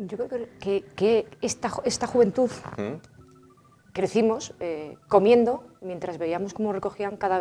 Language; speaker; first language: Spanish; native; Spanish